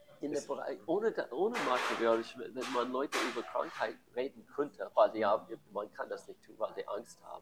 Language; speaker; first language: German; non-native, learner; English